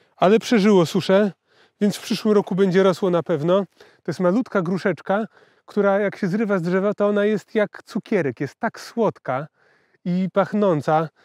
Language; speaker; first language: Polish; native; Polish